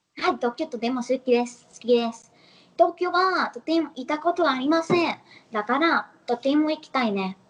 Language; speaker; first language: Japanese; non-native, learner; English